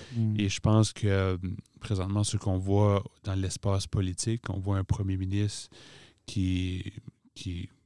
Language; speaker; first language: French; native; French